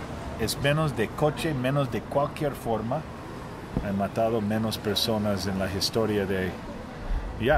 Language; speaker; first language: Spanish; non-native, learner; English